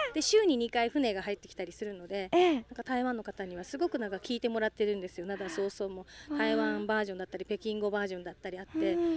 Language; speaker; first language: Japanese; native; Japanese